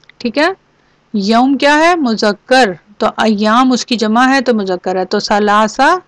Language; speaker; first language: Urdu; native; Urdu